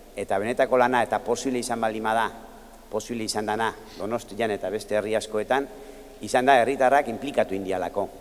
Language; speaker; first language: Basque; native; Basque